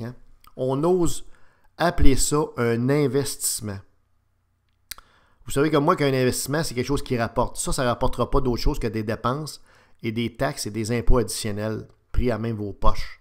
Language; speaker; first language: French; native; French